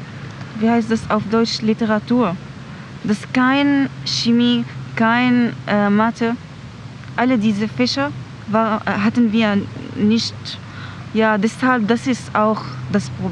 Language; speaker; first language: German; non-native, learner; Arabic